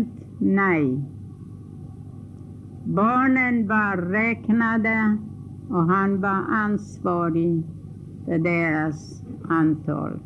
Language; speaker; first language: Swedish; non-native, fluent; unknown